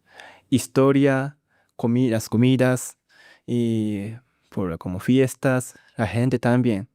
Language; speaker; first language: Spanish; non-native, learner; Japanese